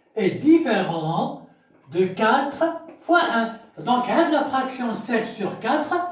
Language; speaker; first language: French; non-native, local second language; Arabic